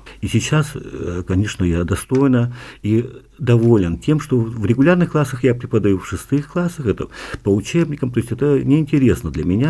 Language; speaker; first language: Russian; non-native, local second language; Yakut